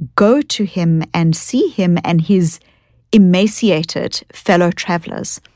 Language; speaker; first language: English; native; English